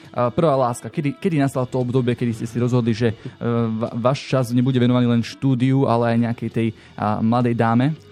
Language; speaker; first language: Slovak; native; Slovak